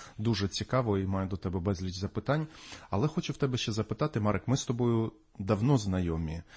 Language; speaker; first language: Ukrainian; native; Ukrainian